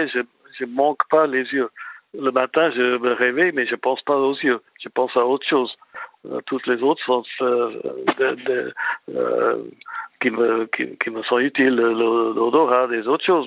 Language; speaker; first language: French; non-native, fluent; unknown